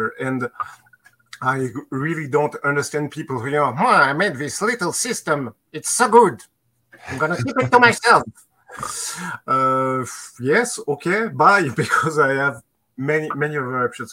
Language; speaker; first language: English; non-native, fluent; French